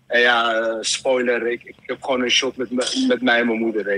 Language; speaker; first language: Dutch; early bilingual, other home language; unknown